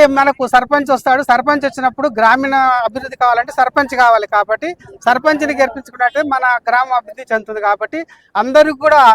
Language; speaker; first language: Telugu; native; Telugu